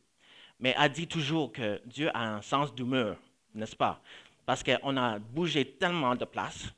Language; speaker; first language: French; non-native, fluent; English